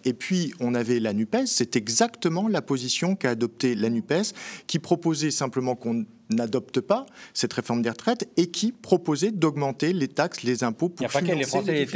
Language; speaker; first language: French; native; French